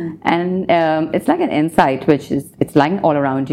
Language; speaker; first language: English; non-native, local second language; Urdu